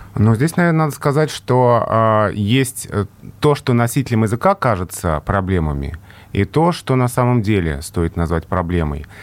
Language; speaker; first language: Russian; native; Russian